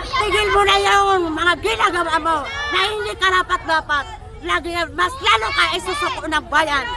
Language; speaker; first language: Filipino; non-native, local second language; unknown